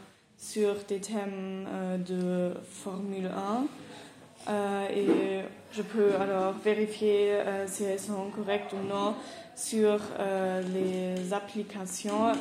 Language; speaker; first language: French; non-native, learner; German